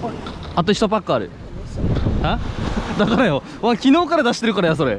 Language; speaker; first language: Japanese; native; Japanese